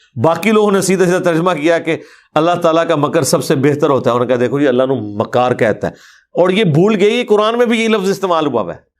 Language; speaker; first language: Urdu; non-native, local second language; Punjabi